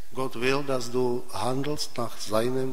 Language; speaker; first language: German; non-native, fluent; Czech